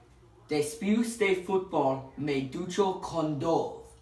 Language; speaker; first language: Spanish; non-native, learner; English